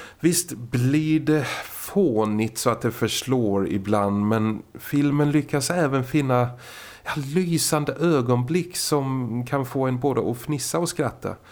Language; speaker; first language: Swedish; native; Swedish